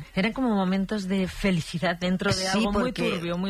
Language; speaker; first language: Spanish; native; Spanish